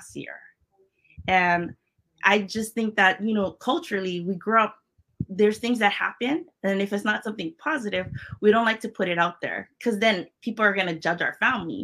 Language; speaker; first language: English; early bilingual, other home language; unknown